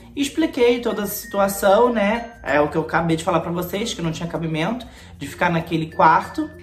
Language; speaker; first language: Portuguese; native; Portuguese